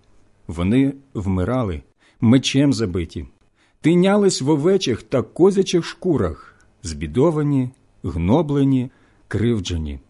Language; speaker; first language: Ukrainian; native; Ukrainian